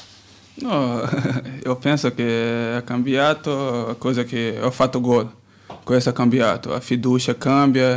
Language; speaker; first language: Italian; non-native, learner; Portuguese